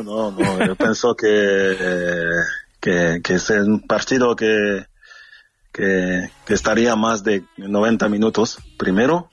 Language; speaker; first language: Spanish; non-native, fluent; French